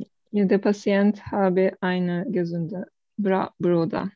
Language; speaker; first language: German; non-native, learner; Turkish